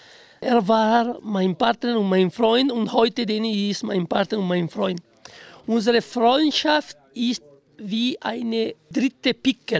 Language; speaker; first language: German; non-native, fluent; Italian